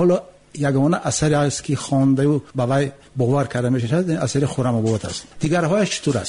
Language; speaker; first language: Tajik; native; Tajik